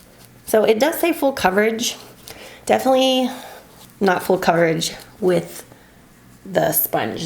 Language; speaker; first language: English; native; English